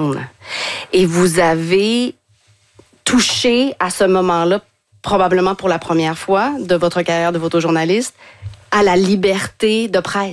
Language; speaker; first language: French; native; French